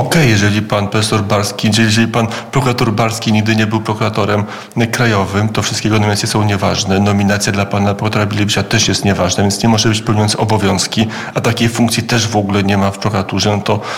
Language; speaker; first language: Polish; native; Polish